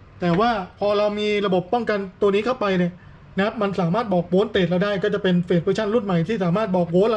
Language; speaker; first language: Thai; native; Thai